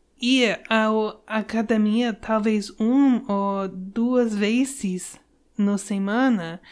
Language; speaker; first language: Portuguese; non-native, learner; English